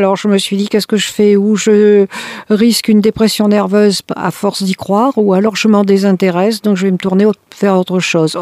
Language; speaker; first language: French; native; French